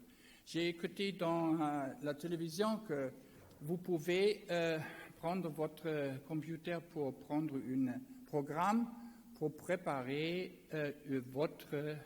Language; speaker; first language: French; non-native, learner; German